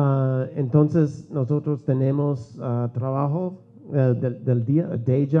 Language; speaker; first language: Spanish; non-native, learner; English